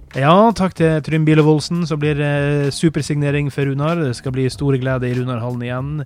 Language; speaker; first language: Norwegian; native; Norwegian